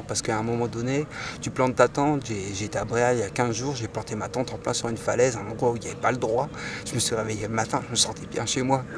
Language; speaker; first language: French; native; French